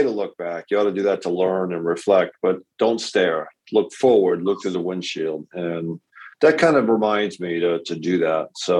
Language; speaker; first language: English; native; English